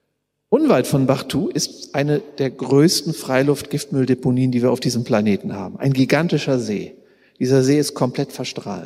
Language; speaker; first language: German; native; German